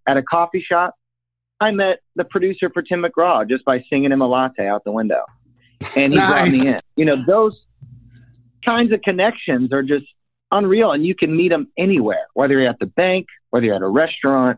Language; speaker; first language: English; native; English